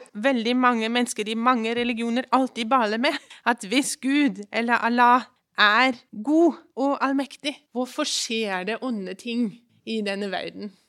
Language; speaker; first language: Norwegian; native; Norwegian